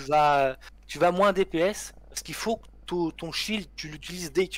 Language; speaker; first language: French; native; French